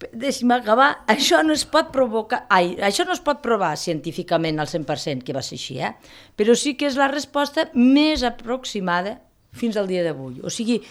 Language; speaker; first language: Catalan; native; Catalan